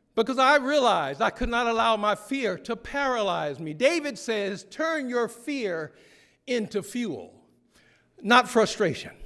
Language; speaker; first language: English; native; English